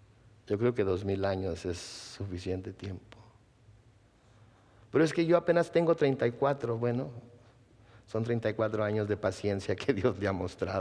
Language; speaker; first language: Spanish; native; Spanish